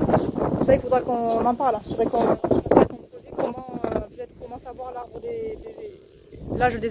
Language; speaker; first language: French; native; French